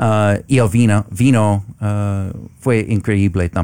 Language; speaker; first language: Spanish; non-native, learner; English